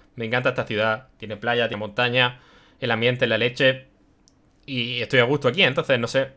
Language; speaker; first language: Spanish; early bilingual, other home language; German